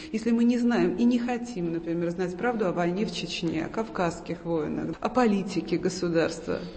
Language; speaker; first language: Russian; native; Russian